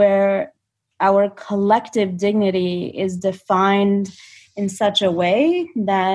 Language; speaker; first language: English; native; English